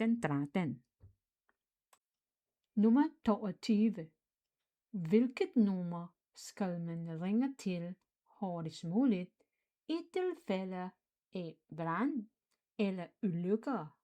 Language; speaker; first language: Danish; non-native, fluent; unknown